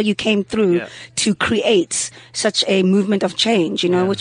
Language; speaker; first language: English; non-native, local second language; Xhosa